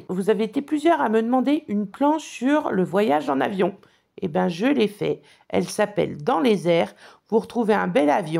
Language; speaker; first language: French; native; French